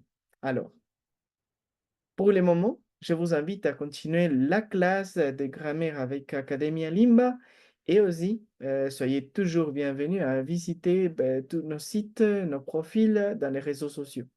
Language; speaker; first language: French; non-native, fluent; Spanish